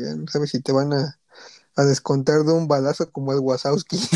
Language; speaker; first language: Spanish; native; Spanish